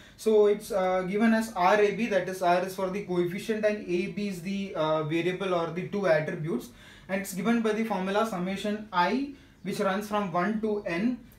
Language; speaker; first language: English; non-native, local second language; Marathi